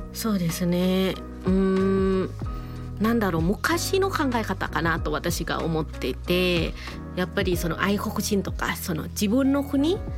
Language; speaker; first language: Japanese; non-native, fluent; Thai